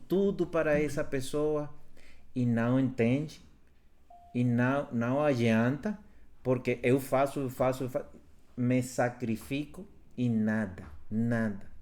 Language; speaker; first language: Portuguese; non-native, fluent; Spanish